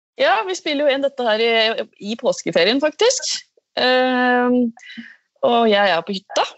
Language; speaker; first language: Norwegian; native; Norwegian